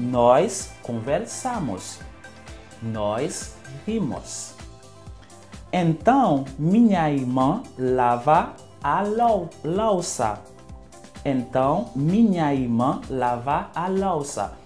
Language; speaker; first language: Portuguese; non-native, fluent; Haitian Creole